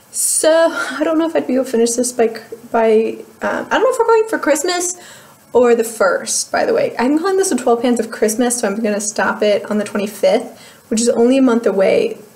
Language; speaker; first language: English; native; English